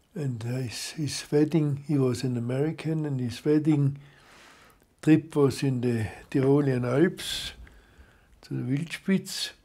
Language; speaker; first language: English; non-native, fluent; German